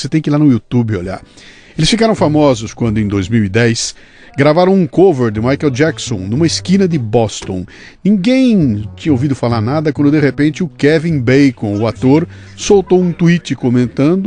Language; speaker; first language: Portuguese; native; Portuguese